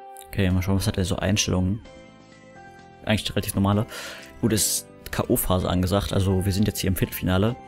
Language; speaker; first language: German; native; German